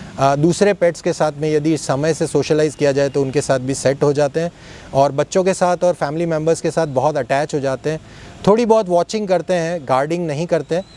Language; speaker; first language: Hindi; native; Hindi